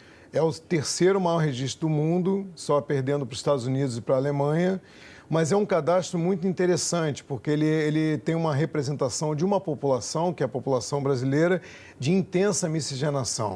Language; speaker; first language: Portuguese; native; Portuguese